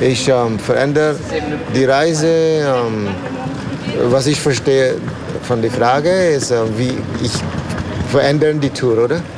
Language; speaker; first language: German; non-native, learner; Spanish